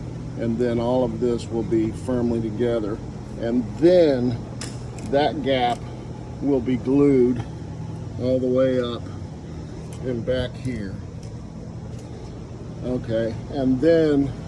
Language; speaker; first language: English; native; English